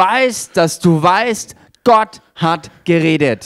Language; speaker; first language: German; non-native, learner; English